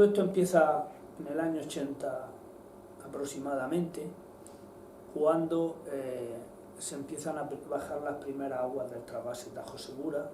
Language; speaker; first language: Spanish; native; Spanish